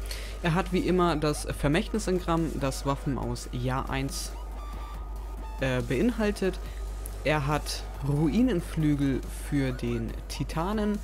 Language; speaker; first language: German; native; German